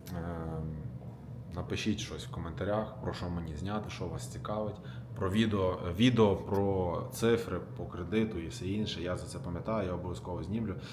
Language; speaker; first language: Ukrainian; non-native, local second language; Russian